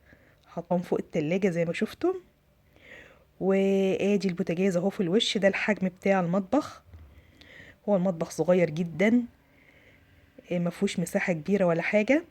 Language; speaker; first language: Arabic; native; Arabic